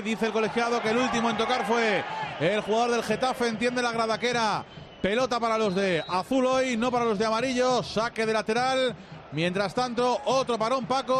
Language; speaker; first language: Spanish; native; Spanish